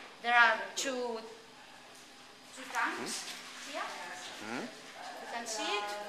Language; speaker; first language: English; non-native, learner; Spanish